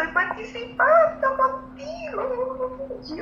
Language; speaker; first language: Spanish; native; Spanish